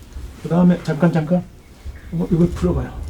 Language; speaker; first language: Korean; native; Korean